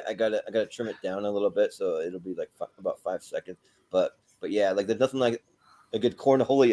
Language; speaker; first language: English; native; English